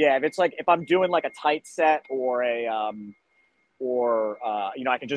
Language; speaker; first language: English; native; English